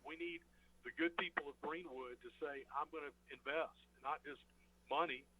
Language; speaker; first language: English; native; English